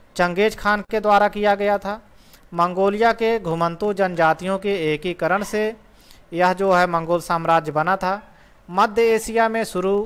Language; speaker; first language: Hindi; native; Hindi